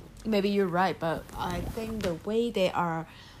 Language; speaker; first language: English; non-native, local second language; Cantonese